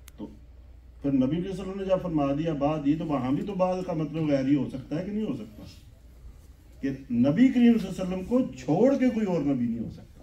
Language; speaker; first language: Urdu; non-native, local second language; Punjabi